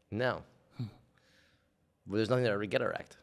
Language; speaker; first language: English; native; English